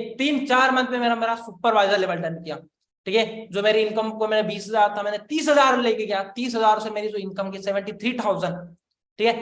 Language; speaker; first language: Hindi; non-native, local second language; Marathi